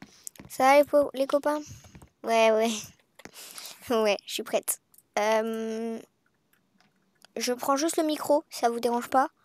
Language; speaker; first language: French; native; French